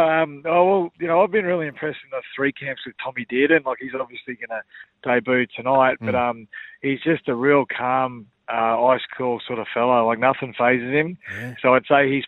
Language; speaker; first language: English; native; English